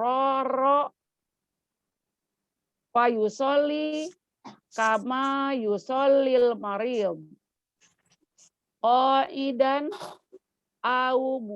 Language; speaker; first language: Arabic; non-native, learner; Indonesian